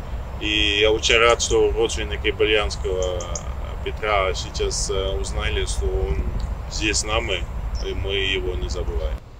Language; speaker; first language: Russian; non-native, learner; Dutch